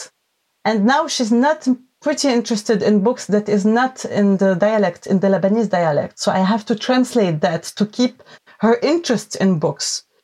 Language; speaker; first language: English; non-native, fluent; Arabic